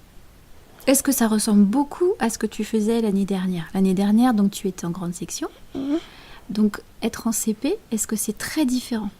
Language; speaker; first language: French; native; French